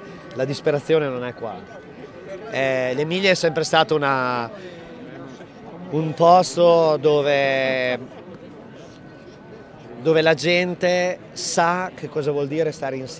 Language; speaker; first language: Italian; native; Italian